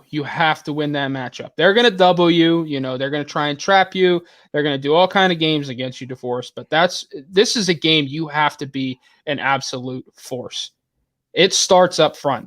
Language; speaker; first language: English; native; English